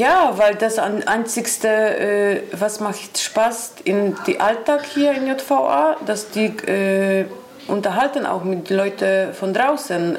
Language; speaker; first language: German; non-native, learner; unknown